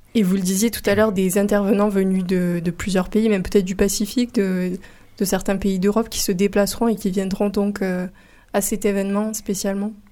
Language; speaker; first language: French; native; French